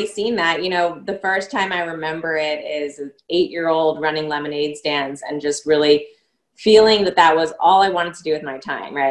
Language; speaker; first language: English; native; English